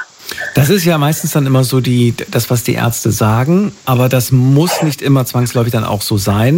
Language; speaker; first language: German; native; German